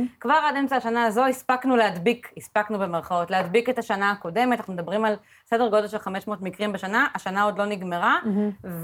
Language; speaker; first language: Hebrew; native; Hebrew